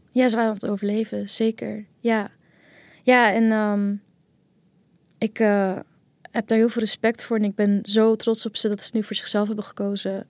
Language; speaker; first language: Dutch; early bilingual, other home language; Kurdish